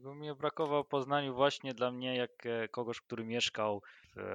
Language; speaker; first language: Polish; non-native, learner; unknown